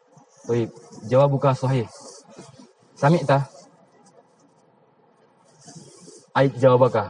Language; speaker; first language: Arabic; non-native, learner; Indonesian